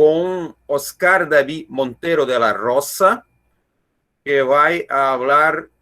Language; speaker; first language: Spanish; non-native, learner; Portuguese